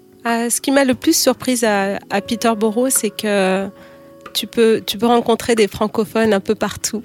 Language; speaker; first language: French; native; French